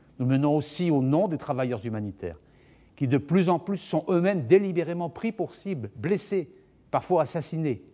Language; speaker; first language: French; native; French